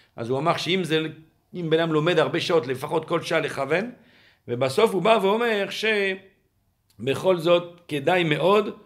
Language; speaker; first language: Hebrew; non-native, fluent; French